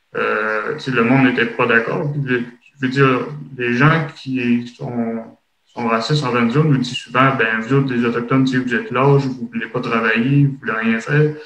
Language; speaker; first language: French; native; French